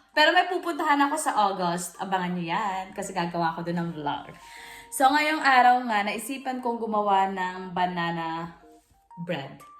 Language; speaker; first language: Filipino; non-native, local second language; Hiligaynon